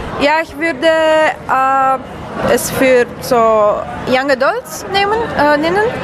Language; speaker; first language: German; non-native, fluent; Romanian